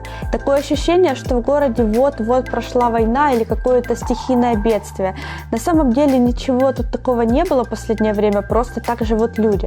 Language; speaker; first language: Russian; native; Russian